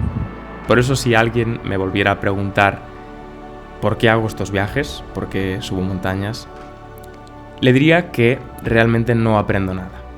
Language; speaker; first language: Spanish; native; Spanish